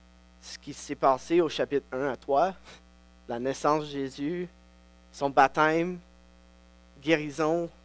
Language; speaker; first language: French; non-native, local second language; English